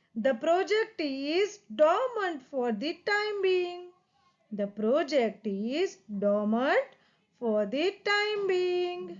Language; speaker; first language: English; non-native, local second language; Gujarati